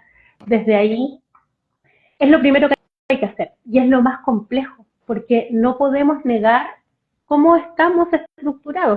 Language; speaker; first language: Spanish; native; Spanish